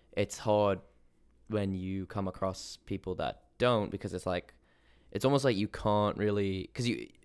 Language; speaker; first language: English; native; English